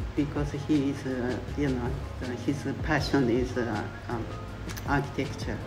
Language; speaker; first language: English; non-native, fluent; Japanese